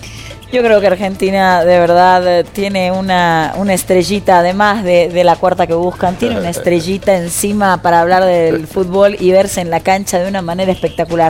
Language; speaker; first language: Spanish; native; Spanish